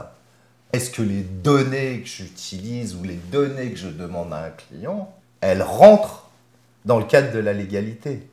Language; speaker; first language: French; native; French